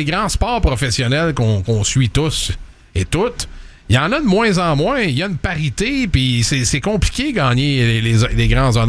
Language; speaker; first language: French; native; French